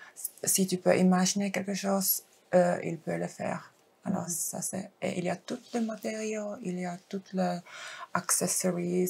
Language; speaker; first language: French; non-native, fluent; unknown